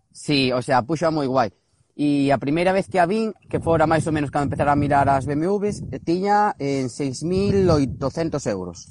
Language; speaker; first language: Galician; native; Galician